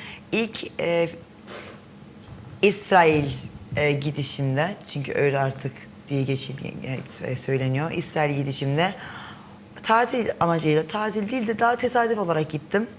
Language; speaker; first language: Turkish; early bilingual, heritage; Turkish